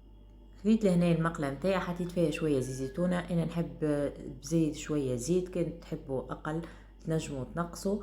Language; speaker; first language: Arabic; native; Arabic